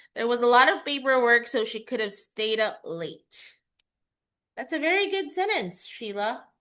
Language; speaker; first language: English; non-native, local second language; Filipino